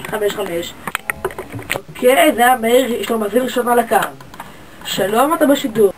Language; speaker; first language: Hebrew; native; Hebrew